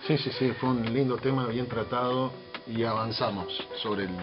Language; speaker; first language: Spanish; native; Spanish